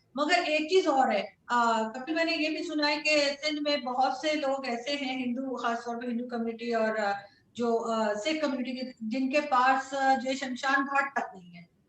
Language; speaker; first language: Urdu; native; Urdu